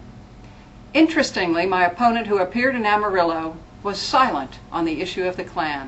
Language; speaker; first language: English; native; English